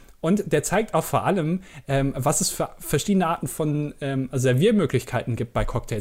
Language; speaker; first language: German; native; German